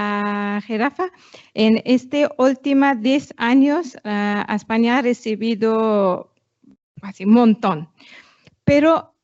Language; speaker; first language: Spanish; non-native, fluent; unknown